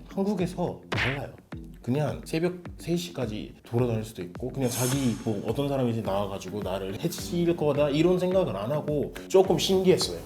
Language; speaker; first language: Korean; non-native, fluent; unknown